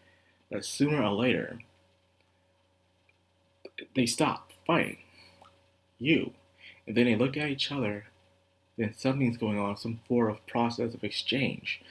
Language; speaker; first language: English; native; English